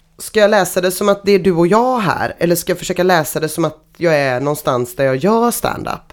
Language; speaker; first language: Swedish; native; Swedish